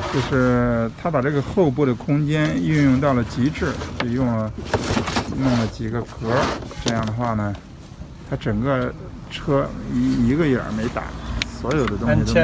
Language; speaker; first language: Chinese; native; Chinese